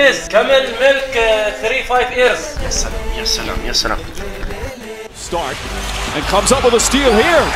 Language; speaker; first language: Arabic; native; Arabic